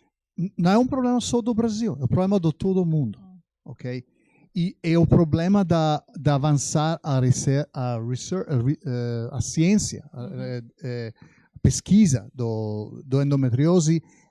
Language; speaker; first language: Portuguese; non-native, fluent; Italian